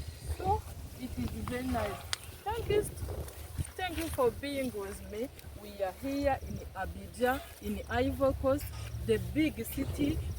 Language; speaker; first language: English; non-native, local second language; Kinyarwanda